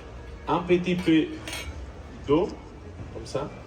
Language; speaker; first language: French; non-native, learner; Italian